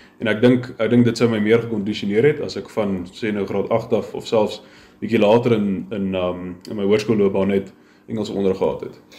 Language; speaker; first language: Afrikaans; native; Afrikaans